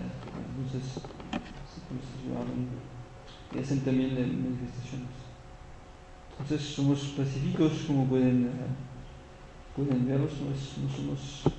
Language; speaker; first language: Spanish; non-native, fluent; French